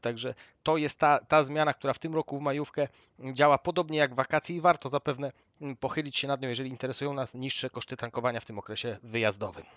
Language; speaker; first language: Polish; native; Polish